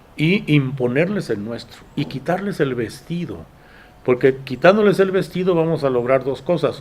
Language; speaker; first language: Spanish; native; Spanish